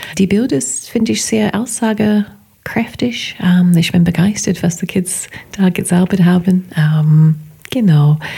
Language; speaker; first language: German; non-native, fluent; English